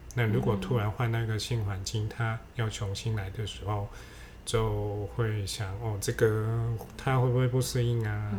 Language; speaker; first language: Chinese; non-native, fluent; Cantonese